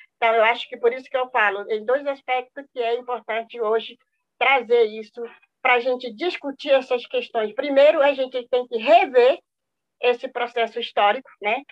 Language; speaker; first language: Portuguese; non-native, local second language; Guarani